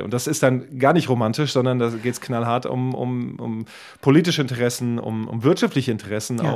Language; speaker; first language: German; native; German